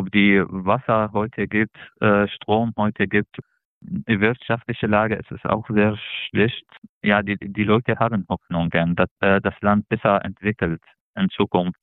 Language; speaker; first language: German; non-native, fluent; Arabic